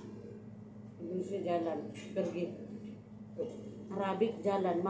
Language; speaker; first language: Indonesian; non-native, learner; Filipino